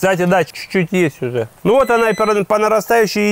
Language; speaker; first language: Russian; native; Russian